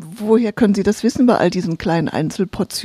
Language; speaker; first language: German; native; German